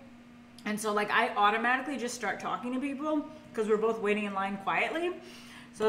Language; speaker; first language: English; native; English